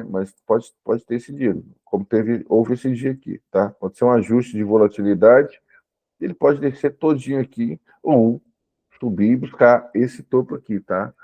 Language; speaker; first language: Portuguese; native; Portuguese